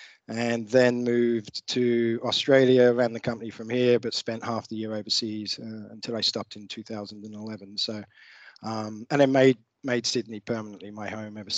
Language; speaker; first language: English; native; English